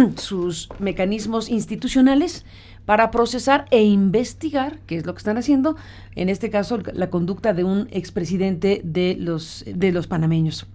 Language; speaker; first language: Spanish; native; Spanish